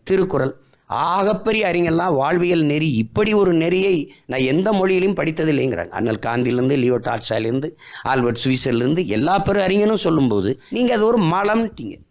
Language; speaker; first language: Tamil; native; Tamil